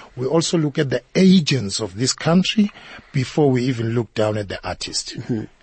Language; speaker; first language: English; non-native, local second language; Zulu